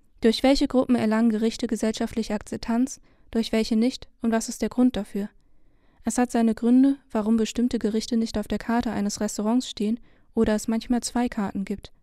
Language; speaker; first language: German; early bilingual, other home language; Vietnamese